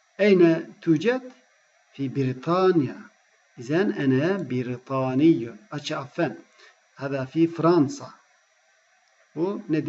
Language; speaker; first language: Arabic; non-native, fluent; Turkish